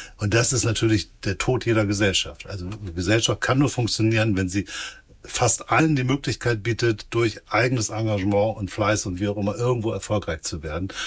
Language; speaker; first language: German; native; German